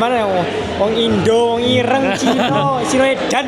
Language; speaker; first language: Indonesian; native; Indonesian